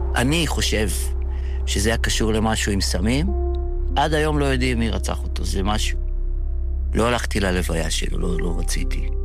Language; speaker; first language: Hebrew; early bilingual, other home language; Yiddish